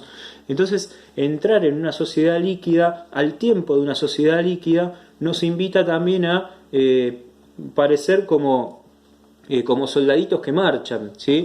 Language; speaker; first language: Spanish; native; Spanish